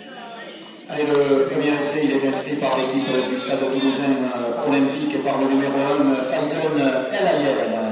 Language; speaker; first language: French; native; French